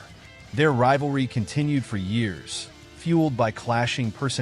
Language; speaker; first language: English; native; English